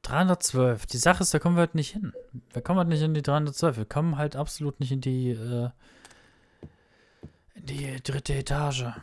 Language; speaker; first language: German; native; German